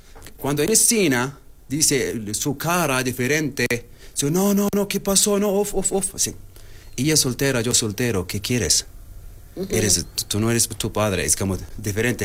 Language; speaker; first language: Spanish; non-native, learner; Arabic